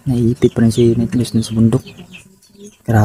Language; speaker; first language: Filipino; native; Filipino